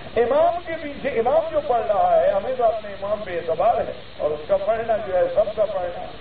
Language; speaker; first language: Urdu; early bilingual, heritage; Urdu